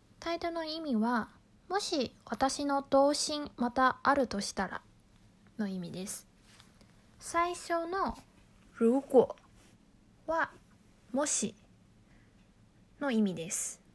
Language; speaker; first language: Japanese; non-native, fluent; Chinese